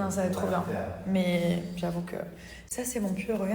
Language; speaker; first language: French; native; French